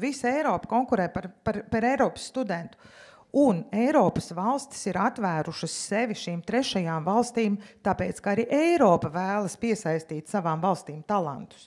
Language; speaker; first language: Latvian; native; Latvian